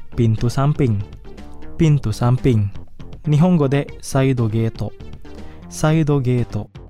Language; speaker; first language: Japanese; non-native, fluent; Indonesian